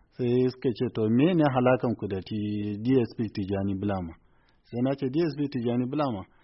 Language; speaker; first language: Hausa; non-native, local second language; Kanuri